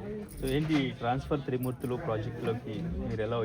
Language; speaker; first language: Telugu; native; Telugu